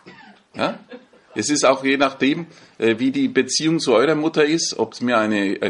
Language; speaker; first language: German; native; German